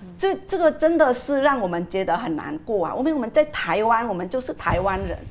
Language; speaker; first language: Chinese; non-native, fluent; Vietnamese